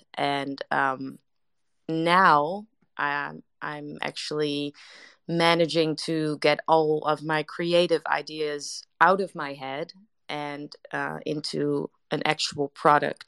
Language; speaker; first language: English; non-native, fluent; Dutch